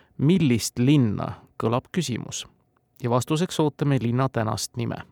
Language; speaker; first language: Estonian; native; Estonian